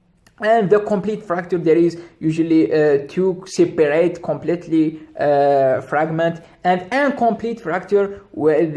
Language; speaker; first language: English; non-native, local second language; Arabic